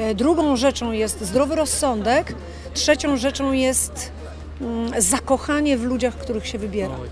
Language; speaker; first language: Polish; native; Polish